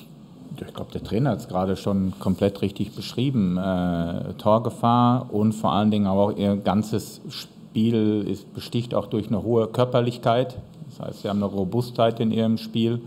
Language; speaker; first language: German; native; German